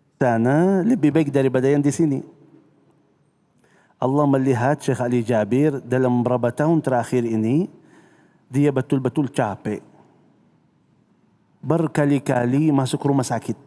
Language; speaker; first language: Indonesian; non-native, fluent; Arabic